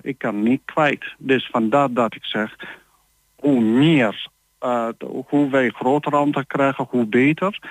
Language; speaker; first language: Dutch; non-native, learner; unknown